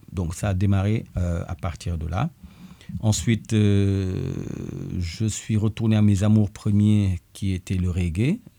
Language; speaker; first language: French; non-native, local second language; Wolof